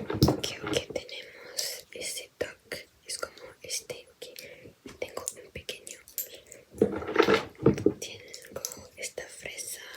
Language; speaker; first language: Spanish; non-native, fluent; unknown